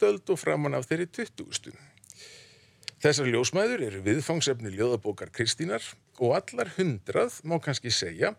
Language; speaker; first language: Icelandic; native; Icelandic